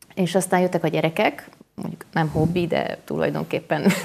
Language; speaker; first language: Hungarian; native; Hungarian